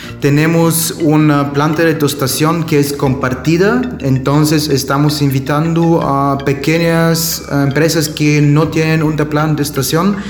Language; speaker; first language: Spanish; non-native, learner; German